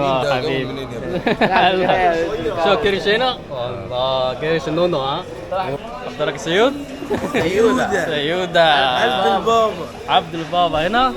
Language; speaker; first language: Arabic; non-native, fluent; Chinese